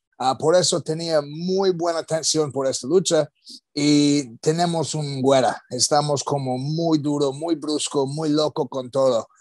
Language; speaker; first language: Spanish; non-native, learner; English